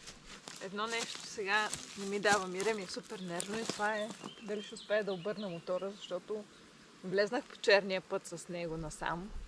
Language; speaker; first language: Bulgarian; native; Bulgarian